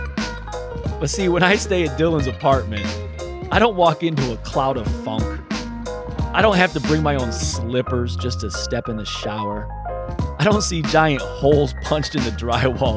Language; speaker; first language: English; native; English